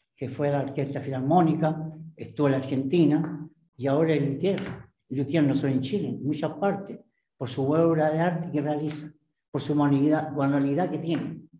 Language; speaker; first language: Spanish; native; Spanish